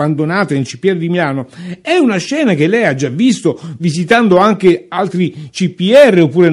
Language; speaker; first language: Italian; native; Italian